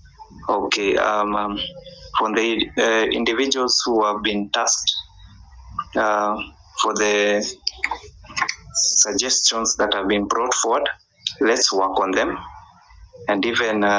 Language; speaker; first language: English; non-native, local second language; Swahili